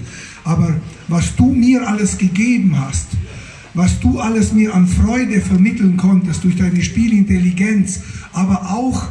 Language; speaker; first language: German; native; German